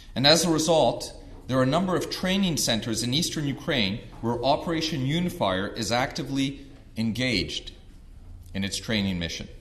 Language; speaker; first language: English; early bilingual, other home language; Ukrainian